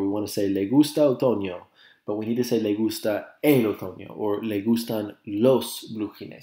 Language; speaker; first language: Spanish; non-native, fluent; English